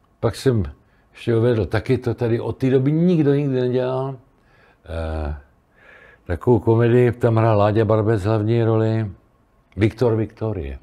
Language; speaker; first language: Czech; native; Czech